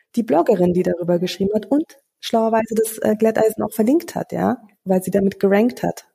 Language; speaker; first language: German; early bilingual, other home language; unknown